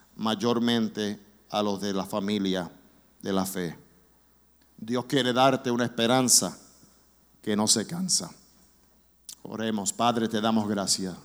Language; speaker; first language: Spanish; early bilingual, heritage; Spanish